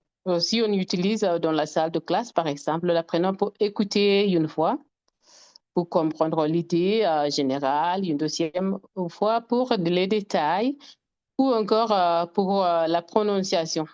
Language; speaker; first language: French; non-native, fluent; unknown